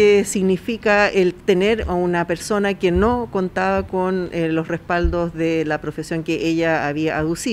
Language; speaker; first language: Spanish; native; Spanish